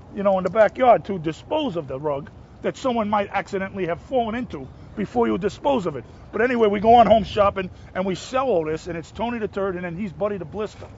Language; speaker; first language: English; native; English